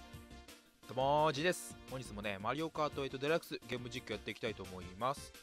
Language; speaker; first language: Japanese; native; Japanese